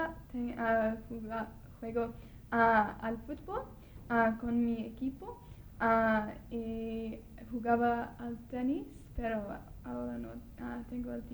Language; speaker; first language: Spanish; non-native, learner; English